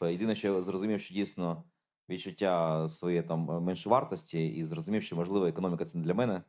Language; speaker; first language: Ukrainian; native; Ukrainian